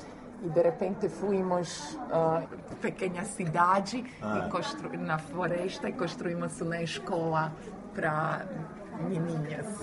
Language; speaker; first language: Portuguese; non-native, learner; Croatian